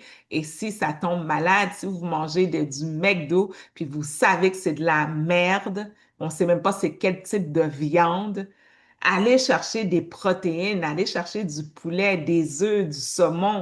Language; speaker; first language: French; native; French